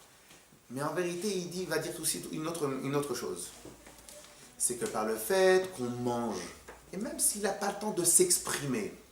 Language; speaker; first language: French; native; French